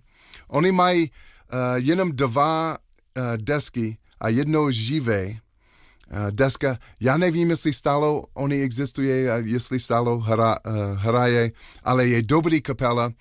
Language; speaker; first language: Czech; non-native, learner; English